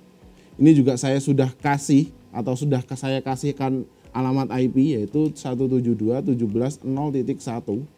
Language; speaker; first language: Indonesian; native; Indonesian